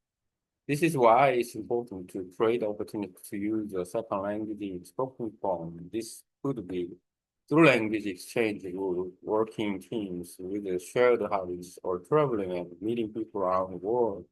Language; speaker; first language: English; non-native, learner; Korean